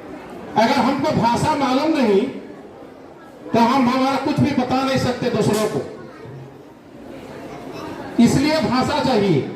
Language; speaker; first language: Hindi; non-native, local second language; Odia